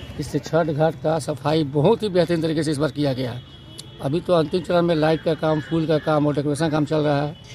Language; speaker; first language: Hindi; native; Hindi